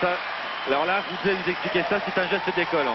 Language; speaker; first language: French; native; French